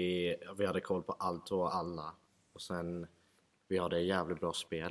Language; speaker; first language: Swedish; early bilingual, other home language; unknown